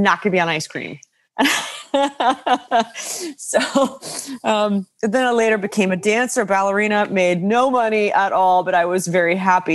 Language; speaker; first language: English; native; English